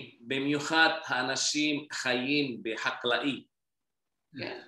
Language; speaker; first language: Hebrew; non-native, learner; Indonesian